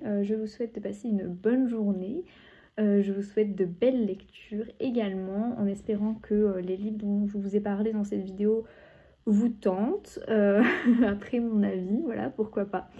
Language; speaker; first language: French; native; French